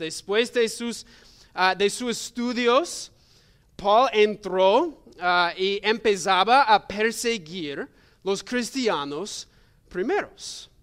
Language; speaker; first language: Spanish; non-native, learner; English